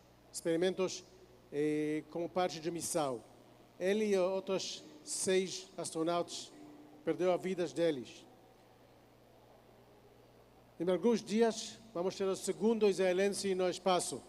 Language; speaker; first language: Portuguese; non-native, fluent; Hebrew